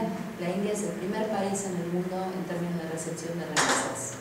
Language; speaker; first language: Spanish; native; Spanish